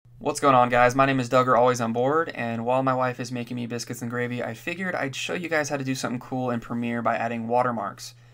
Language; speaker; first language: English; native; English